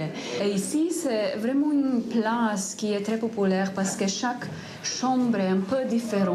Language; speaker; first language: French; non-native, fluent; Slovenian